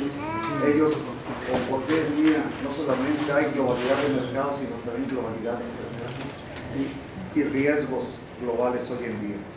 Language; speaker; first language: Spanish; native; Spanish